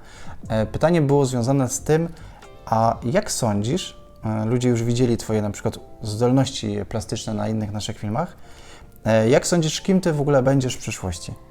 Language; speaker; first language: Polish; native; Polish